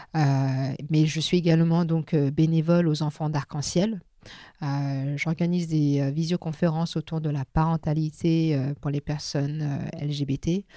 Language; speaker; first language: French; non-native, local second language; Min Nan Chinese